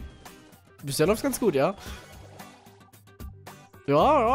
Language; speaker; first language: German; native; German